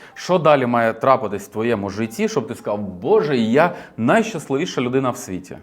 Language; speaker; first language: Ukrainian; native; Ukrainian